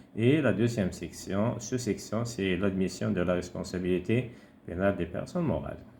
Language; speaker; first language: French; non-native, local second language; Arabic